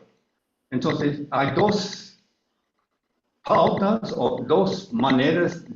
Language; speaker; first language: Spanish; non-native, learner; English